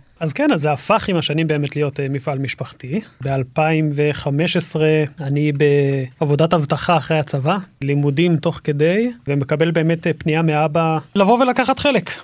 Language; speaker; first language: Hebrew; early bilingual, other home language; English